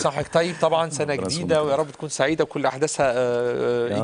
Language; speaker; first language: Arabic; native; Arabic